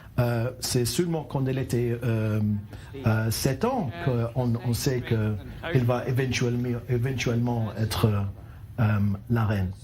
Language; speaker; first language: French; non-native, learner; English